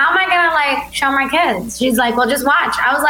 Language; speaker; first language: English; early bilingual, other home language; Albanian